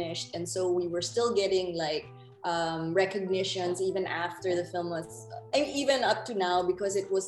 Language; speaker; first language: English; non-native, local second language; Filipino